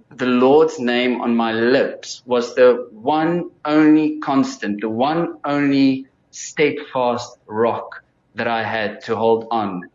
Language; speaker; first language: English; non-native, local second language; Afrikaans